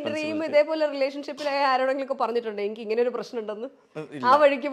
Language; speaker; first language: Malayalam; native; Malayalam